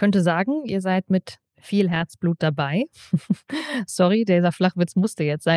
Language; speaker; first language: German; native; German